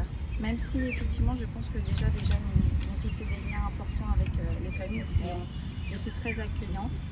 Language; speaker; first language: French; native; French